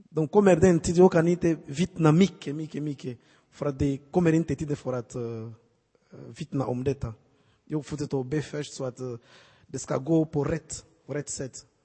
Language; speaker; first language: Swedish; non-native, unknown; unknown